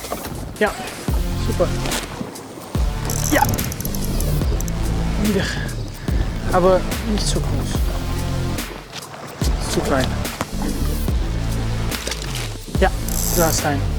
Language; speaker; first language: German; non-native, learner; Dutch